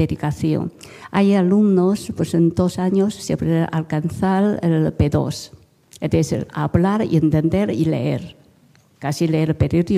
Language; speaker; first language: Spanish; non-native, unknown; Chinese